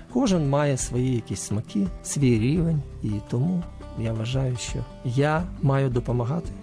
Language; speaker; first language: Ukrainian; native; Ukrainian